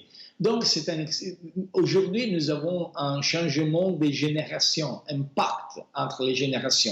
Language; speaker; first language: French; non-native, fluent; Italian